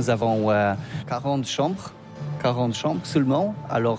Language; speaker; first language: French; non-native, learner; Polish